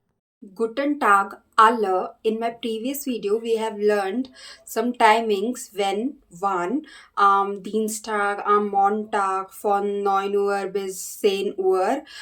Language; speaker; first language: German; non-native, learner; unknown